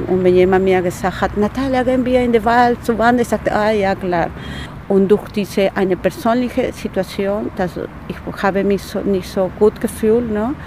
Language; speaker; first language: German; non-native, fluent; Spanish